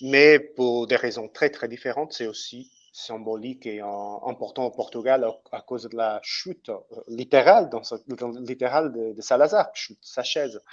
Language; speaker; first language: French; non-native, fluent; Portuguese